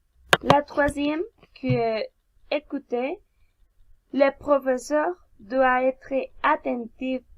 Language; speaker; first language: French; non-native, learner; Spanish